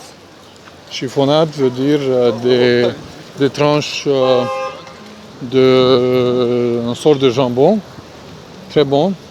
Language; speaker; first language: French; non-native, fluent; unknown